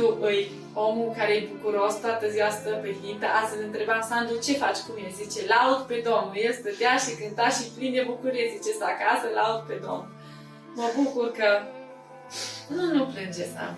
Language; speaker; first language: Romanian; native; Romanian